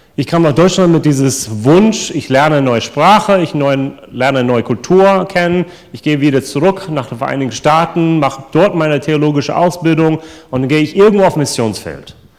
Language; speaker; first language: German; non-native, fluent; English